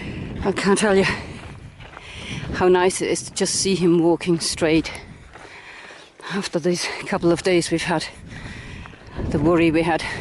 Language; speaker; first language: English; native; English